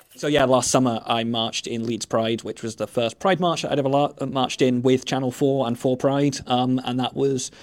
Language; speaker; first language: English; native; English